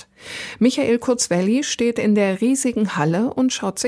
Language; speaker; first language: German; native; German